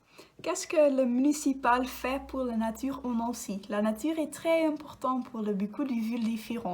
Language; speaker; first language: French; non-native, learner; Dutch